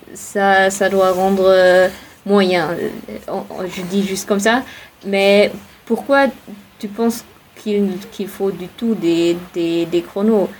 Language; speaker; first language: French; non-native, fluent; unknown